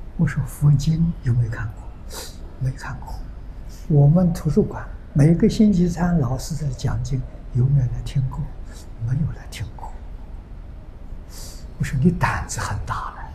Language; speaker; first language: Chinese; native; Chinese